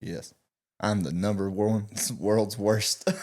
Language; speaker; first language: English; native; English